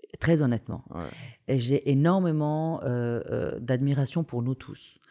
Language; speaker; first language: French; native; French